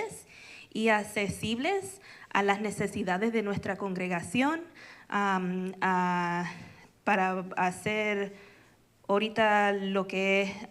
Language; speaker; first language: Spanish; early bilingual, other home language; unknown